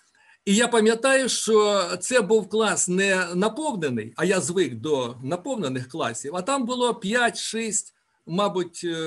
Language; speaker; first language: Ukrainian; native; Ukrainian